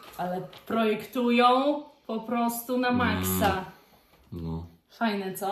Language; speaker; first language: Polish; native; Polish